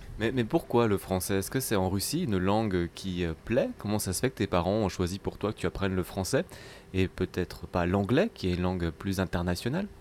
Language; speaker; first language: French; native; French